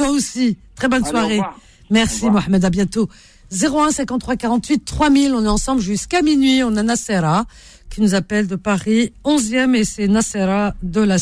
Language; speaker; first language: French; native; French